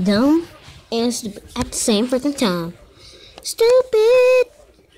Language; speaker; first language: English; native; English